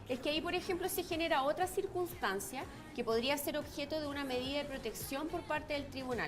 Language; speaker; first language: Spanish; native; Spanish